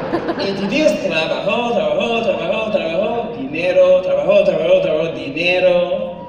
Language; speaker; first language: Spanish; non-native, learner; French